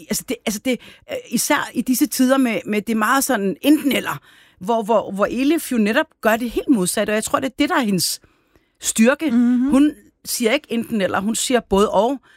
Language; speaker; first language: Danish; early bilingual, other home language; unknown